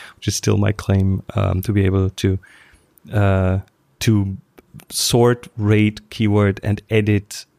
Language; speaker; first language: English; non-native, fluent; German